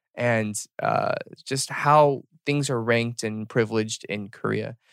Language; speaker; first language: English; native; English